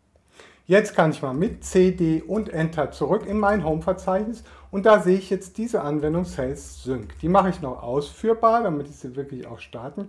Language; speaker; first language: German; native; German